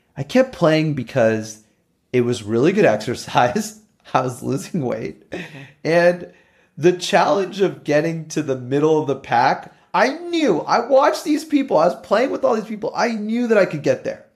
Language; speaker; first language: English; native; English